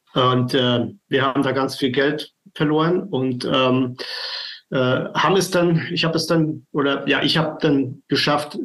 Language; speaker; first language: German; native; German